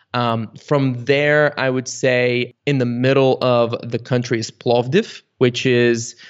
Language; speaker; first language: English; early bilingual, other home language; Bulgarian